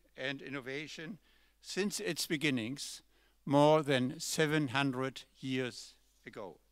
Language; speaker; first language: English; non-native, fluent; German